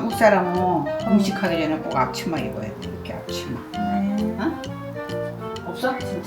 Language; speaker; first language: Korean; native; Korean